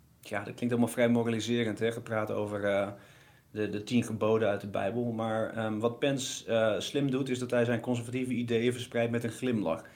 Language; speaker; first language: Dutch; native; Dutch